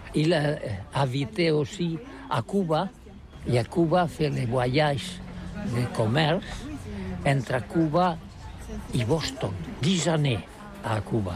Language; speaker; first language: French; non-native, learner; Catalan